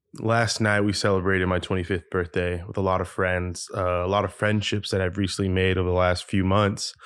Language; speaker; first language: English; early bilingual, other home language; Spanish